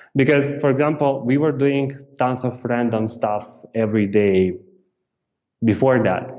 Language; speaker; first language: English; non-native, fluent; Romanian